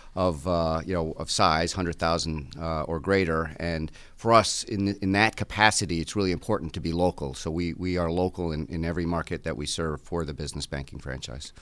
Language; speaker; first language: English; native; English